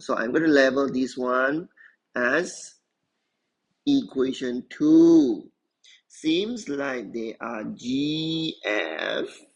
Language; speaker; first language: English; non-native, local second language; Chinese